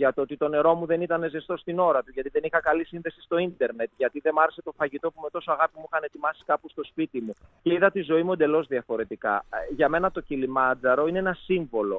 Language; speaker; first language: Greek; native; Greek